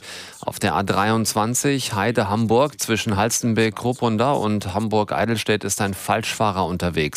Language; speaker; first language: German; native; German